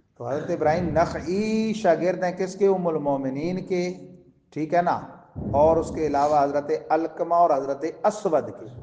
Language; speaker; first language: Urdu; non-native, local second language; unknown